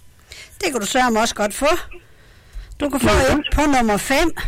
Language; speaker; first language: Danish; native; Danish